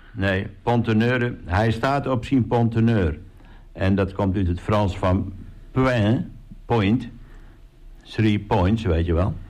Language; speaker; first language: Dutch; native; Dutch